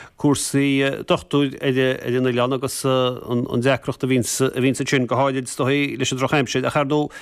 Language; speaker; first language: Irish; native; Irish